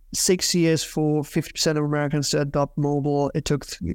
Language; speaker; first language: English; non-native, fluent; German